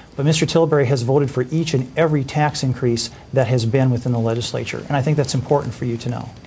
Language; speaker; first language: English; native; English